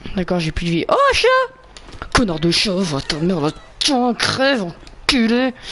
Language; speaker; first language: French; native; French